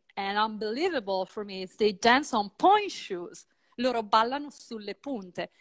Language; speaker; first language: English; non-native, fluent; Italian